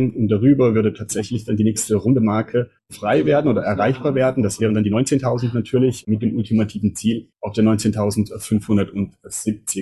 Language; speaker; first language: German; native; German